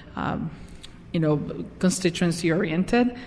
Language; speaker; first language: English; non-native, fluent; Spanish